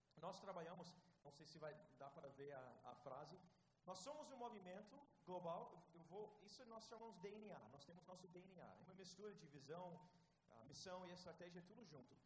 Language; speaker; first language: Portuguese; non-native, fluent; English